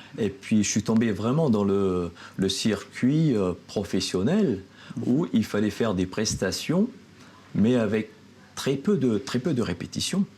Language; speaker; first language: French; non-native, local second language; Javanese